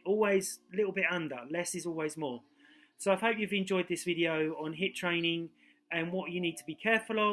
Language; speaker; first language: English; native; English